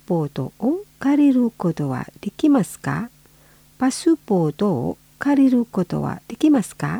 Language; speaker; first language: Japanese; non-native, fluent; Indonesian